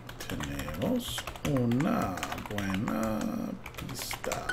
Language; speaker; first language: Spanish; non-native, learner; English